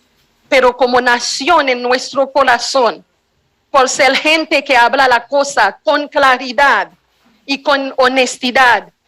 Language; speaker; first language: Spanish; non-native, fluent; Haitian Creole